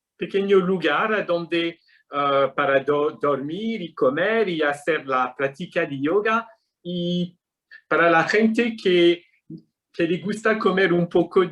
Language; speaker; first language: Spanish; non-native, learner; English